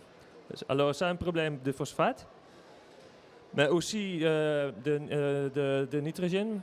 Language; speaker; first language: French; non-native, learner; Dutch